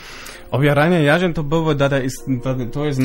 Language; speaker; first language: Polish; non-native, local second language; German